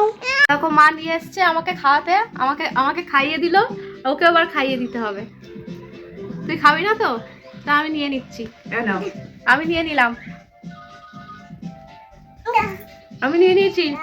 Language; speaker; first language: Bangla; native; Bangla